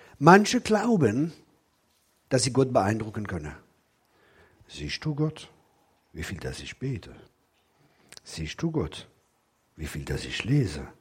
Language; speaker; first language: German; non-native, local second language; Swiss German